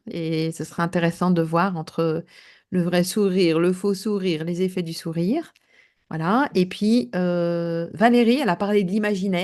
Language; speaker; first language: French; native; French